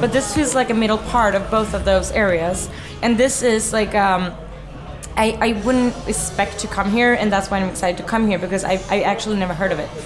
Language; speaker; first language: English; non-native, fluent; Swedish